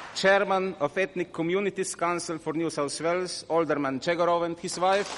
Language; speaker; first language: English; non-native, fluent; Slovenian